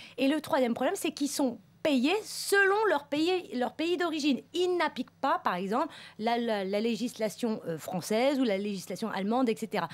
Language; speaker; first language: French; native; French